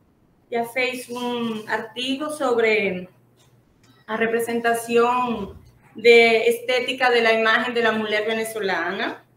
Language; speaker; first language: Portuguese; non-native, fluent; Spanish